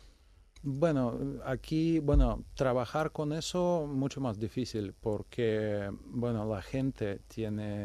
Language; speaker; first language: Spanish; non-native, fluent; Ukrainian